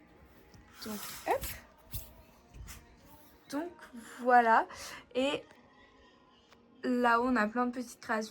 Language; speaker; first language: French; native; French